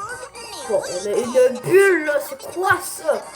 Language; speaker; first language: French; native; French